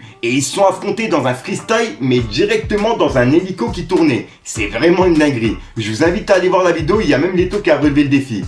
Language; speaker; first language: French; native; French